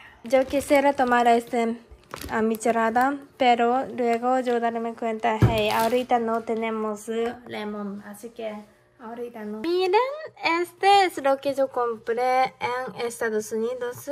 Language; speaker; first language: Spanish; non-native, learner; Japanese